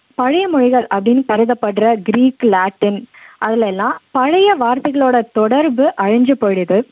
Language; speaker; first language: Tamil; early bilingual, heritage; Tamil